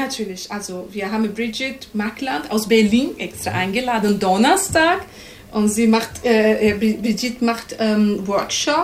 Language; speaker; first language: German; non-native, fluent; Portuguese